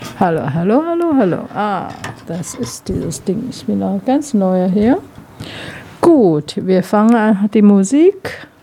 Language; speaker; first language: German; non-native, learner; Chinese